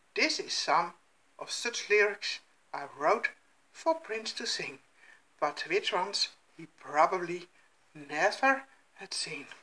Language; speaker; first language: English; non-native, fluent; Dutch